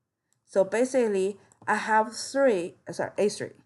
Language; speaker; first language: English; non-native, fluent; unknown